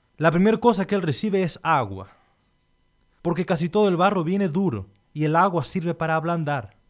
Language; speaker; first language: Spanish; non-native, fluent; Portuguese